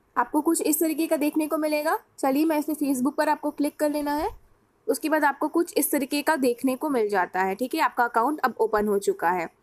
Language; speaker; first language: Hindi; native; Hindi